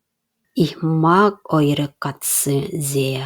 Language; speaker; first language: German; non-native, fluent; Indonesian